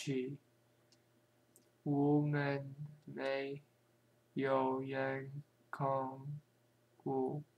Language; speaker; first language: Chinese; non-native, learner; English